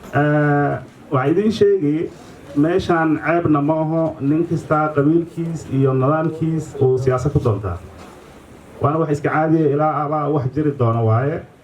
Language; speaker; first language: Somali; native; Somali